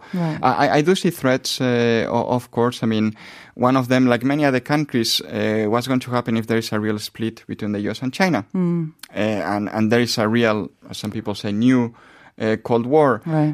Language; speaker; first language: English; non-native, fluent; Spanish